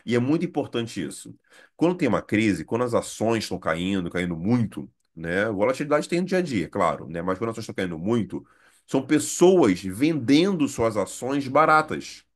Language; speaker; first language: Portuguese; native; Portuguese